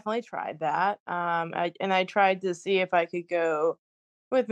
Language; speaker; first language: English; native; English